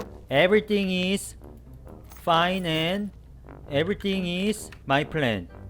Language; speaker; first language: English; non-native, learner; Korean